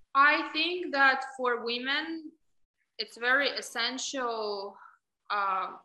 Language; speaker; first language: English; non-native, fluent; Ukrainian